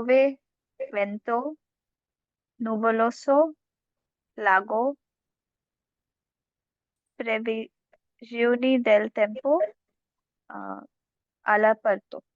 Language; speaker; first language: Italian; non-native, learner; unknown